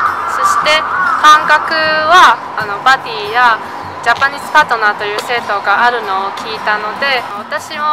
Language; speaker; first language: Japanese; non-native, fluent; Chinese